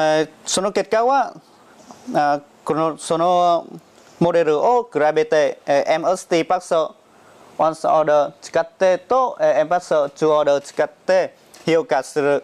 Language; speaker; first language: Japanese; non-native, learner; Vietnamese